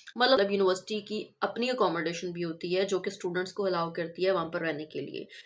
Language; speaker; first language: Urdu; non-native, local second language; Punjabi